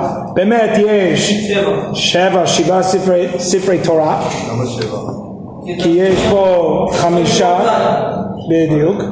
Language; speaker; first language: Hebrew; non-native, fluent; English